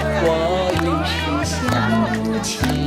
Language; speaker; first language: Chinese; non-native, learner; Korean